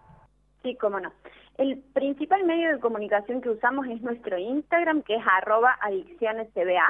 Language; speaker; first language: Spanish; native; Spanish